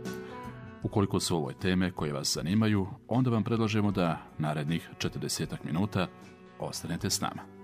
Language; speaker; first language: Croatian; native; Croatian